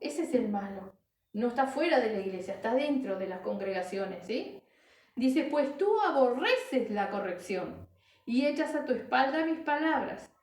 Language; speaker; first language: Spanish; native; Spanish